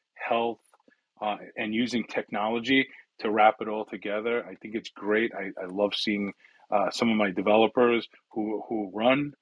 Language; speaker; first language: English; early bilingual, other home language; Italian